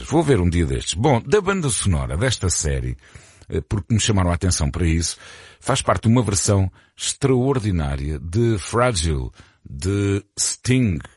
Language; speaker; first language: Portuguese; native; Portuguese